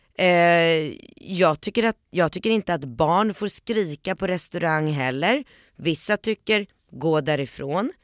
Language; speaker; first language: Swedish; early bilingual, other home language; Polish